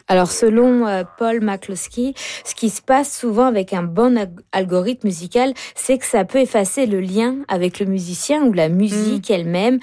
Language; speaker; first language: French; native; French